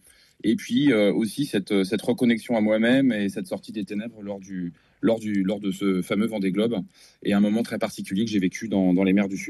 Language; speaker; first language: French; native; French